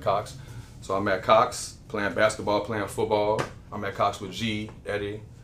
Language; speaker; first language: English; native; English